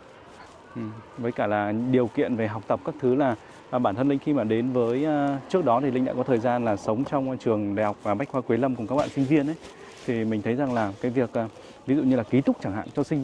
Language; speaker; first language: Vietnamese; native; Vietnamese